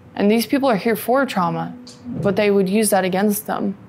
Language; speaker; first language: English; native; English